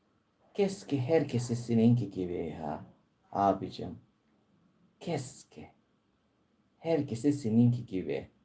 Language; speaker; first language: Turkish; non-native, learner; Filipino